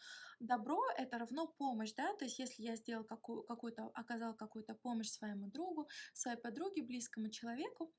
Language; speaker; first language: Russian; native; Russian